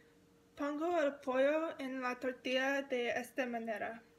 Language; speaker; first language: Spanish; non-native, learner; English